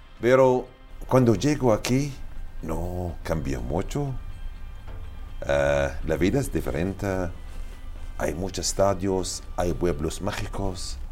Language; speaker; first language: Spanish; non-native, learner; Arabic